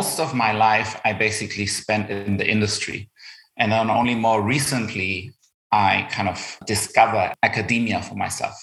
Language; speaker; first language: English; non-native, fluent; German